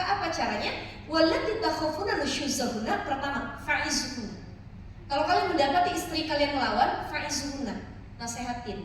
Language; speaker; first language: Indonesian; native; Indonesian